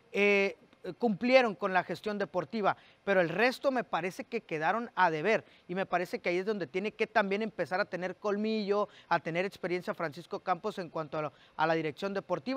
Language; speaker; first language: Spanish; native; Spanish